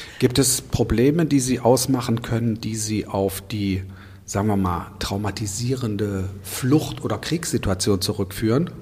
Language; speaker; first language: German; native; German